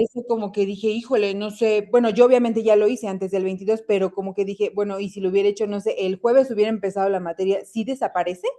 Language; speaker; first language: Spanish; native; Spanish